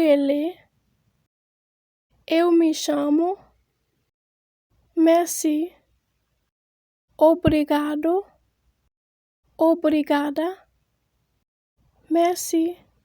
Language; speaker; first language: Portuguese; non-native, fluent; Haitian Creole